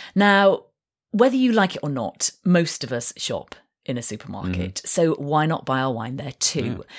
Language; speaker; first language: English; native; English